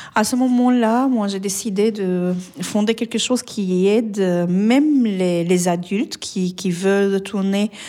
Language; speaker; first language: French; non-native, fluent; Arabic